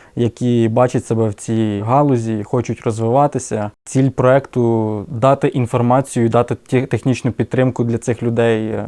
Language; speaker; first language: Ukrainian; native; Ukrainian